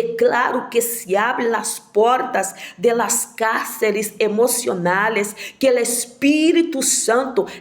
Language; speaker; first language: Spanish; non-native, learner; Portuguese